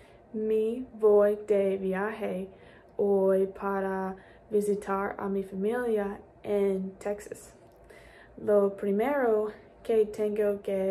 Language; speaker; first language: Spanish; non-native, learner; English